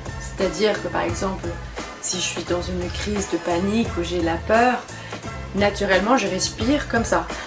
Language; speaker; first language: French; non-native, fluent; German